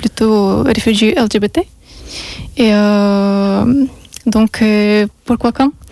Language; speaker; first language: French; non-native, learner; Russian